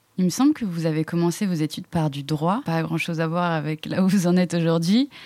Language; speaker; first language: French; native; French